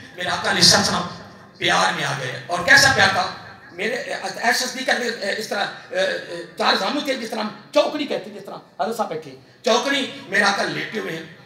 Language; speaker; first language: Urdu; non-native, local second language; Punjabi